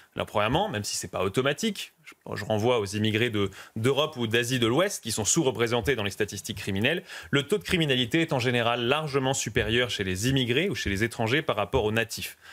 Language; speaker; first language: French; native; French